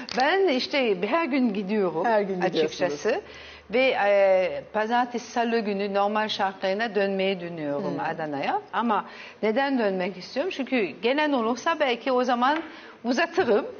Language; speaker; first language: Turkish; early bilingual, heritage; Turkish